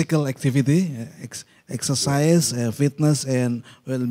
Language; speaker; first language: English; non-native, local second language; Indonesian